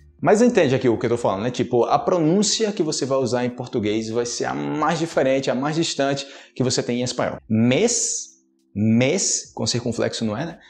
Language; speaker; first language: Portuguese; native; Portuguese